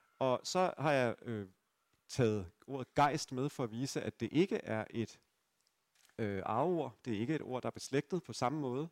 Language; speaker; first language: Danish; native; Danish